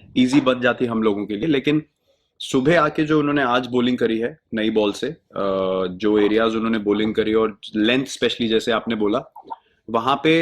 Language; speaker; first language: Hindi; native; Hindi